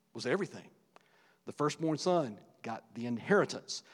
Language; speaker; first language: English; native; English